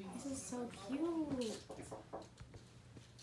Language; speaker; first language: English; native; English